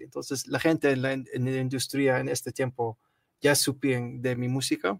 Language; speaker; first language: Spanish; non-native, learner; Arabic